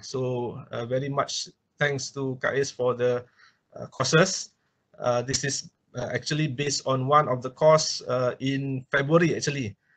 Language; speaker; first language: English; non-native, local second language; Malay